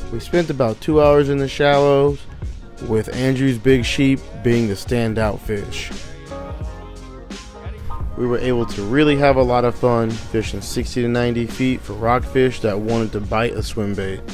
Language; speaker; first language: English; native; English